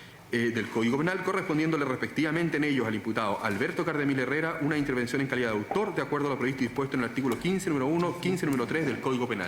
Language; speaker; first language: Spanish; native; Spanish